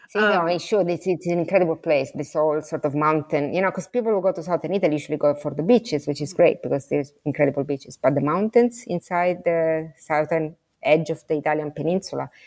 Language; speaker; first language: English; non-native, fluent; Italian